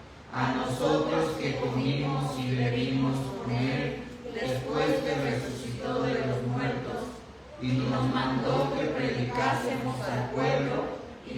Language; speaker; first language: Spanish; native; Spanish